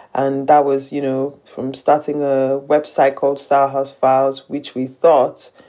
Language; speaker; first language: English; non-native, local second language; Yoruba